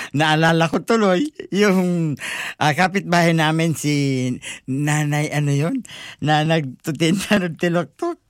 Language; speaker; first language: Filipino; non-native, local second language; Bikol